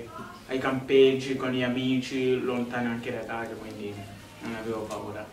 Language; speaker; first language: Italian; early bilingual, other home language; Lingala